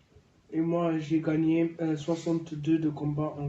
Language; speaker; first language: French; non-native, learner; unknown